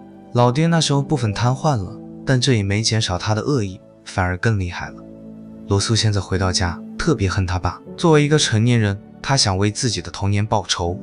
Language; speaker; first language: Chinese; native; Chinese